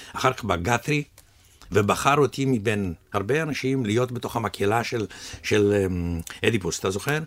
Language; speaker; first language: Hebrew; early bilingual, other home language; Russian